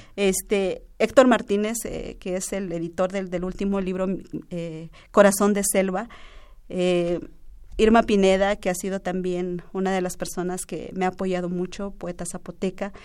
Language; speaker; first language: Spanish; non-native, local second language; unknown